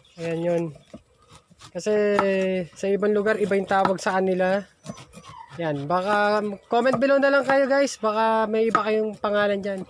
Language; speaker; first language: Filipino; native; Filipino